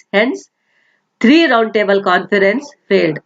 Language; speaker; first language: English; non-native, local second language; Kannada